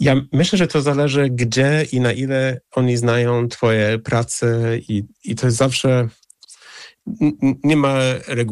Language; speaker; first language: Polish; non-native, fluent; English